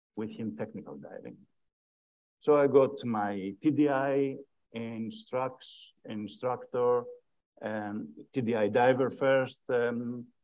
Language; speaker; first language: English; non-native, fluent; Greek